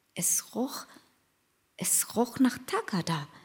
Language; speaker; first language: German; native; German